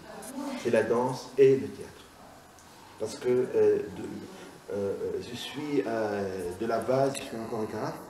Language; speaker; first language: French; non-native, local second language; Arabic